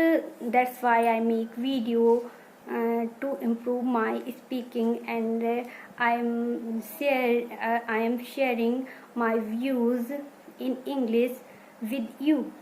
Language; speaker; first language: English; non-native, learner; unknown